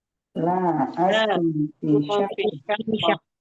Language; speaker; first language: Arabic; non-native, learner; Indonesian